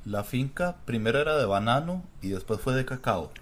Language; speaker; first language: Spanish; native; Spanish